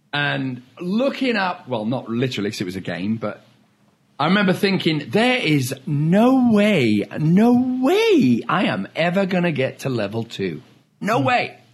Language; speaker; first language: English; native; English